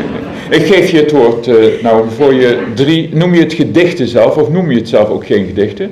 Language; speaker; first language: Dutch; native; Dutch